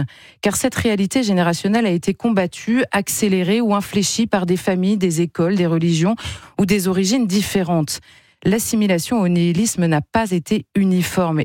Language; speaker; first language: French; native; French